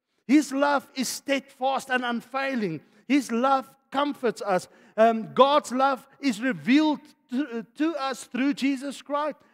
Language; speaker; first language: English; non-native, local second language; Afrikaans